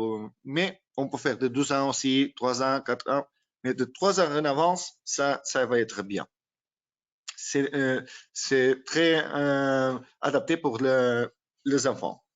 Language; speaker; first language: French; non-native, learner; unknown